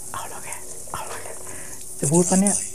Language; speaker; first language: Thai; native; Thai